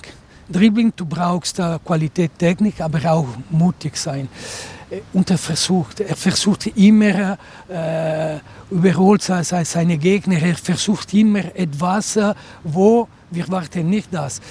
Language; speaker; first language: German; non-native, local second language; Italian